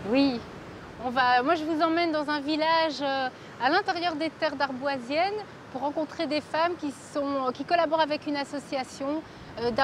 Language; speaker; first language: French; native; French